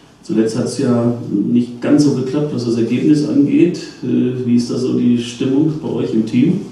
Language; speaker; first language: German; native; German